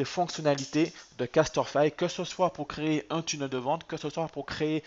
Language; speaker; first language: French; native; French